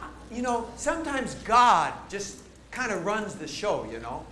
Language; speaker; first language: English; native; English